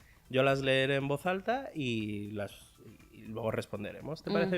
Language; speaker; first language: Spanish; early bilingual, other home language; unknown